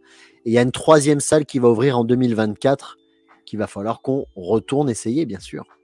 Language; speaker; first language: French; native; French